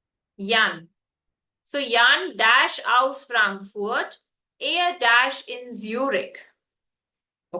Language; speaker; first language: German; non-native, fluent; Hindi